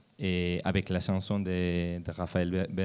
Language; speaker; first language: French; non-native, learner; Spanish